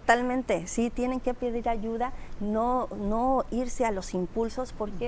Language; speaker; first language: Spanish; native; Spanish